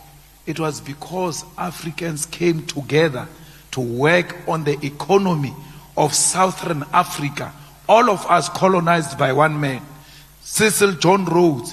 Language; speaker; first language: English; non-native, local second language; Northern Sotho